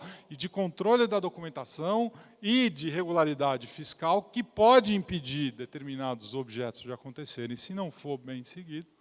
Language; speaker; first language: Portuguese; native; Portuguese